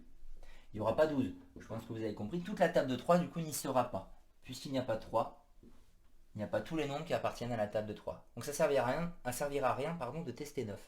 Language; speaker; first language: French; native; French